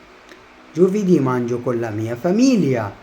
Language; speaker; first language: Italian; non-native, learner; Arabic